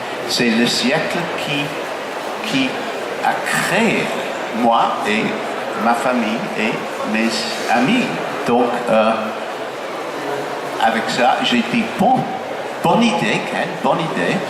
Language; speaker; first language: French; non-native, fluent; English